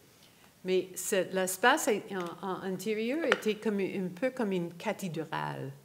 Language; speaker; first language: French; non-native, fluent; English